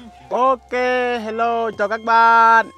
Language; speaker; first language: Vietnamese; non-native, fluent; Portuguese